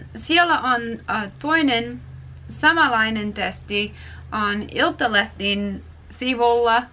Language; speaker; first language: Finnish; non-native, learner; English